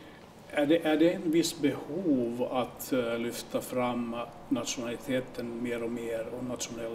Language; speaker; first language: Swedish; non-native, local second language; Finnish